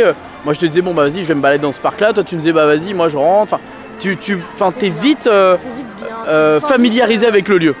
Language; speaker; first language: French; native; French